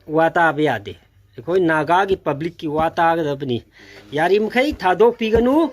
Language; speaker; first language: Manipuri; non-native, local second language; Tangkhul Naga (India)